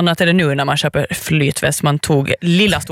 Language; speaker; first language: Swedish; native; Swedish